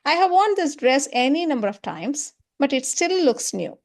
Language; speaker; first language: English; non-native, local second language; Tamil